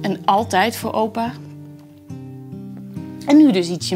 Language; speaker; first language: Dutch; native; Dutch